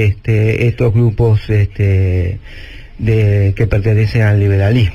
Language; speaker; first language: Spanish; native; Spanish